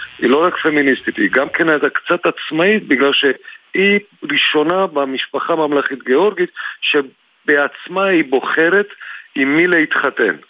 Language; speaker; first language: Hebrew; non-native, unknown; Georgian